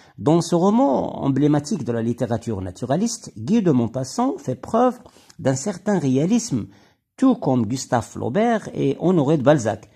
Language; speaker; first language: French; non-native, local second language; Arabic